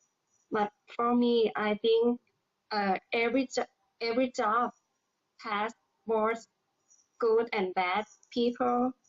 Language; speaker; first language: English; non-native, learner; Thai